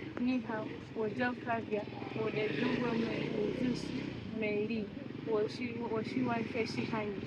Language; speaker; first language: Chinese; non-native, learner; Swahili